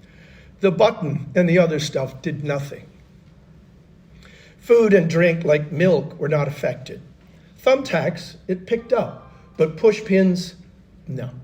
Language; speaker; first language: English; native; English